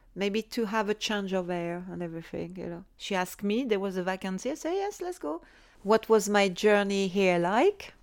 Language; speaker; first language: English; non-native, fluent; French